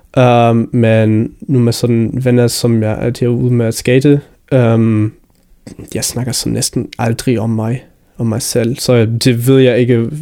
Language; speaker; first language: Danish; early bilingual, heritage; Danish